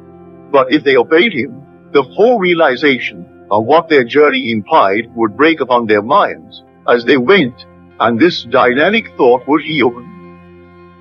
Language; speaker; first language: English; native; English